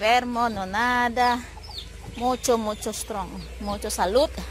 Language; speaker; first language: Spanish; non-native, learner; Indonesian